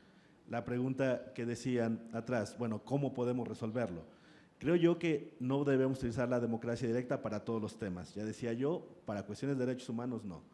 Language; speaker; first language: Spanish; native; Spanish